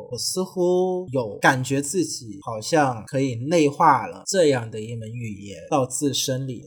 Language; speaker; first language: Chinese; native; Chinese